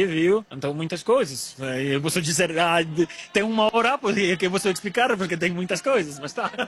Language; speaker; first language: Portuguese; non-native, learner; French